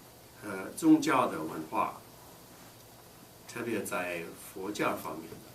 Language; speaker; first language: Chinese; non-native, fluent; English